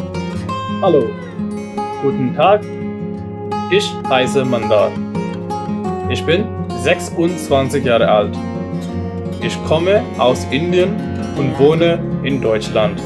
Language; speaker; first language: German; non-native, fluent; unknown